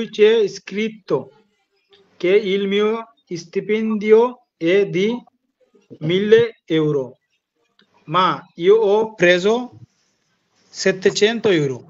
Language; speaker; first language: Italian; non-native, learner; Bangla